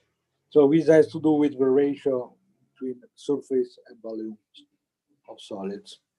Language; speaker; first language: English; non-native, fluent; Italian